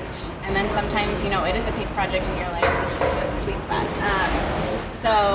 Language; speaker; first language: English; native; English